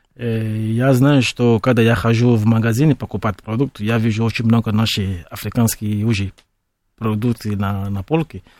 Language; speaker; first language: Russian; non-native, fluent; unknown